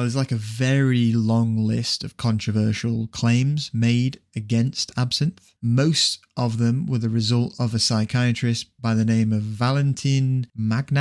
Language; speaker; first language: English; native; English